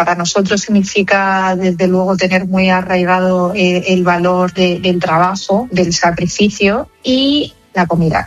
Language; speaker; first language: Spanish; native; Spanish